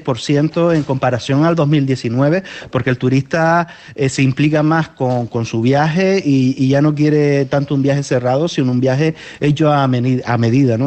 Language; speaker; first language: Spanish; native; Spanish